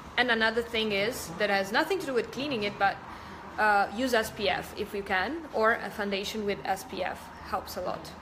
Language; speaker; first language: English; non-native, fluent; Russian